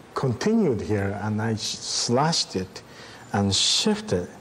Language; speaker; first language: English; non-native, fluent; Japanese